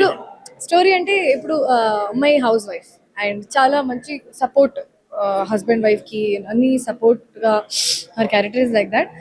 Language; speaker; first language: Telugu; non-native, fluent; Hindi